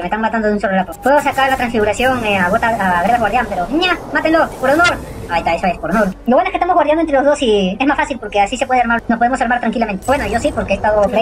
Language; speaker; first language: Spanish; native; Spanish